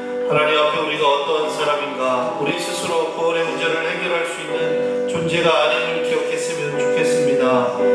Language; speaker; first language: Korean; native; Korean